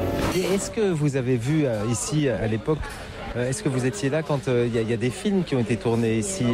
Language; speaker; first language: French; native; French